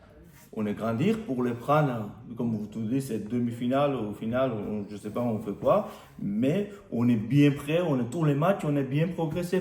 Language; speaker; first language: French; non-native, learner; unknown